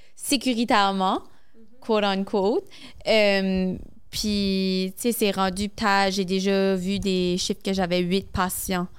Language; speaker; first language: French; native; French